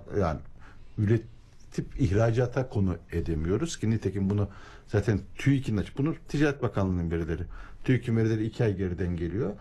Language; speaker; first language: Turkish; native; Turkish